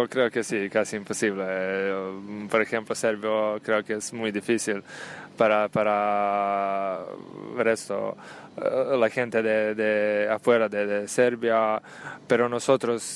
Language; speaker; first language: Spanish; non-native, learner; Serbian